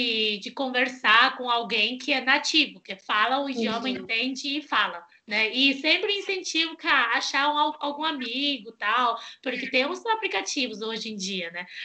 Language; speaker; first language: Portuguese; non-native, fluent; Chinese